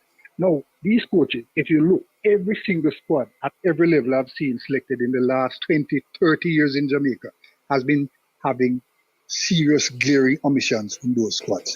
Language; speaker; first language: English; non-native, local second language; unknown